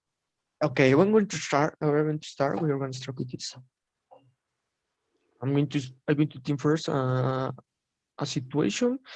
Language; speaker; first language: English; non-native, learner; Spanish